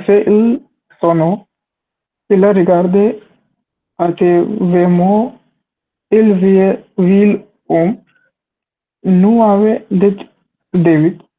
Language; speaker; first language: French; non-native, learner; Hindi